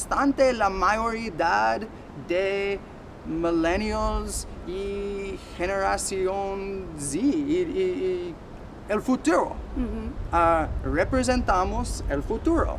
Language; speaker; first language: Spanish; non-native, learner; English